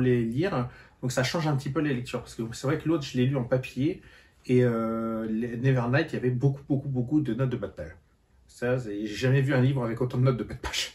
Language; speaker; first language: French; native; French